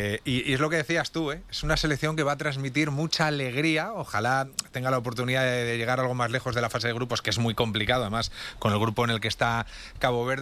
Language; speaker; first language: Spanish; native; Spanish